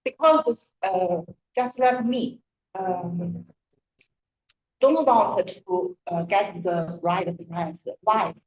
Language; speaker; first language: English; non-native, learner; Chinese